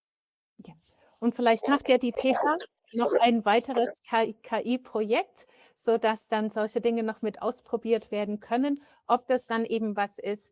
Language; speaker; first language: German; native; German